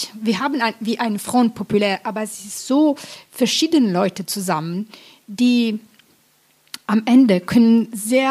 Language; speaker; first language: German; non-native, fluent; Italian